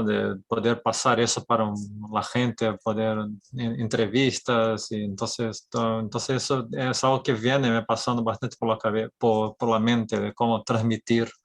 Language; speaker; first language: Spanish; non-native, fluent; Portuguese